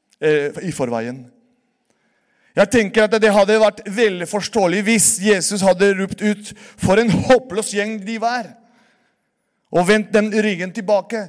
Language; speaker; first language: Norwegian; non-native, fluent; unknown